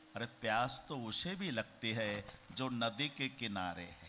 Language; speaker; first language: Hindi; non-native, local second language; Marathi